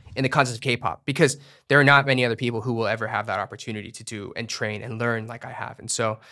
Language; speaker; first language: English; native; English